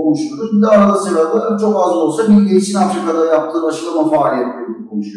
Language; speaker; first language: Turkish; native; Turkish